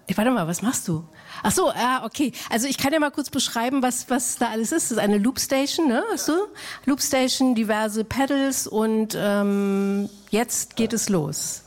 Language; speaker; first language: German; native; German